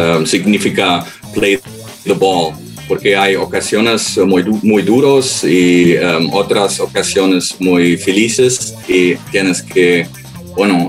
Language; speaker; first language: Spanish; non-native, learner; German